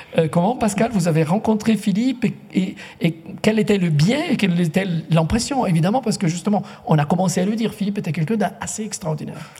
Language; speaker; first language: French; non-native, local second language; Italian